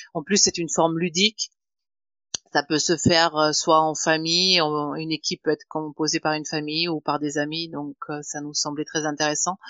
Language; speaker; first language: French; non-native, fluent; German